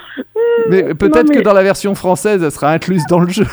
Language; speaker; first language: French; native; French